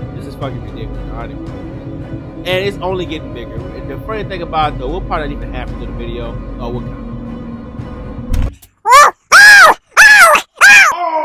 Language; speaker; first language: English; native; English